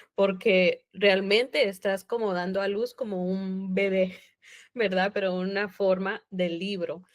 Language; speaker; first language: Spanish; native; Spanish